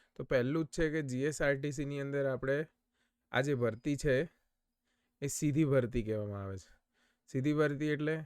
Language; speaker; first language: Gujarati; native; Gujarati